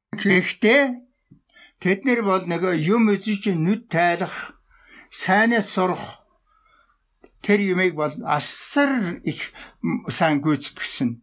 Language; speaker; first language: Mongolian; non-native, local second language; Tuvinian